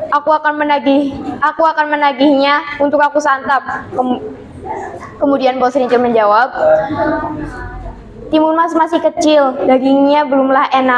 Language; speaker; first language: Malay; non-native, local second language; Javanese